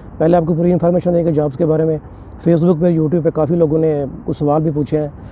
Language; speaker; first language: Urdu; non-native, local second language; Punjabi